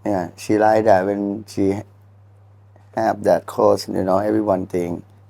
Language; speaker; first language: English; non-native, learner; Thai